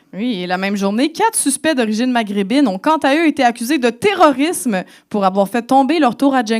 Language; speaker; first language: French; native; French